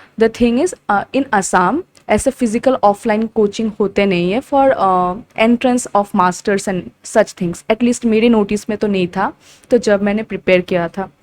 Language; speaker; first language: Hindi; non-native, local second language; Assamese